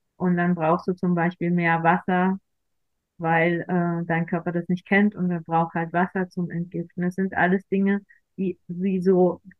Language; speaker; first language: German; native; German